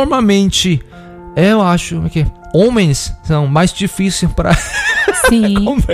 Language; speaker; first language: Portuguese; non-native, learner; Korean